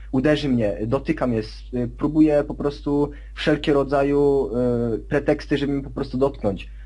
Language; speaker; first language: Polish; early bilingual, heritage; Polish